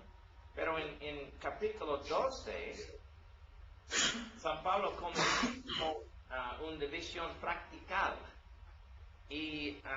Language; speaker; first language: Spanish; non-native, learner; English